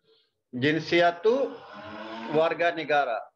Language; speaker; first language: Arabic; non-native, fluent; Indonesian